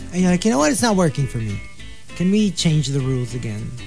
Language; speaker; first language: English; non-native, local second language; Filipino